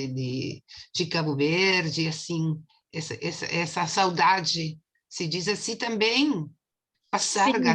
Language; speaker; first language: Portuguese; non-native, fluent; Spanish